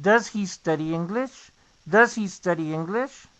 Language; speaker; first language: English; non-native, fluent; Spanish